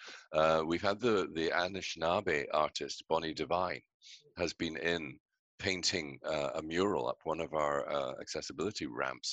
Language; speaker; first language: English; native; English